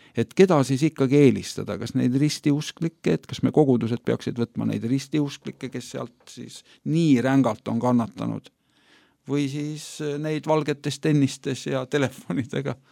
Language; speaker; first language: Estonian; native; Estonian